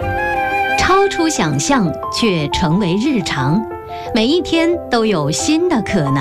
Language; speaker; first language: Chinese; native; Chinese